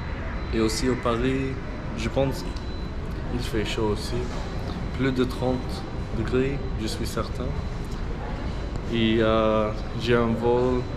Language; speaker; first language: French; non-native, learner; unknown